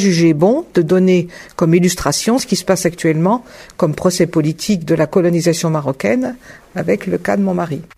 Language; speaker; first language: French; native; French